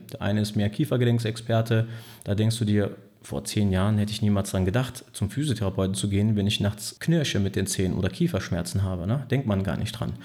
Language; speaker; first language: German; early bilingual, other home language; Turkish